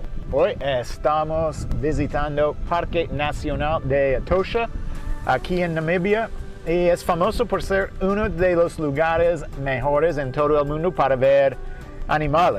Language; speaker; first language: Spanish; non-native, fluent; English